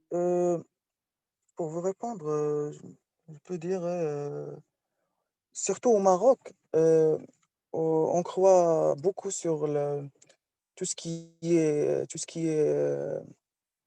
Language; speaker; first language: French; non-native, local second language; Arabic